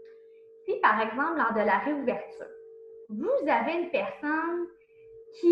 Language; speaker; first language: French; native; French